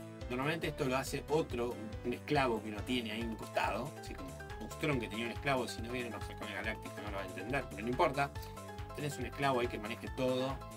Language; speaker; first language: Spanish; native; Spanish